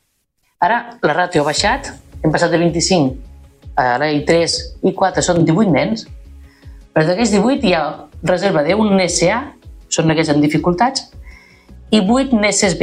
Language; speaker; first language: Catalan; native; Catalan